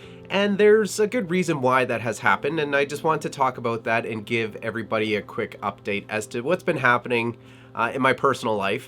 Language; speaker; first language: English; native; English